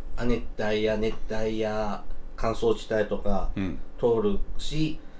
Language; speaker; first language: Japanese; native; Japanese